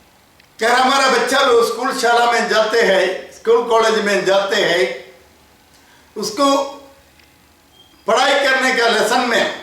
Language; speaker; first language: Hindi; non-native, local second language; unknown